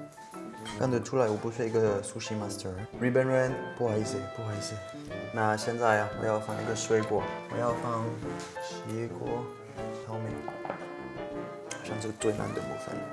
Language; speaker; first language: Chinese; non-native, fluent; French